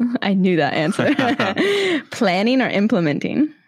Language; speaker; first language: English; non-native, fluent; Danish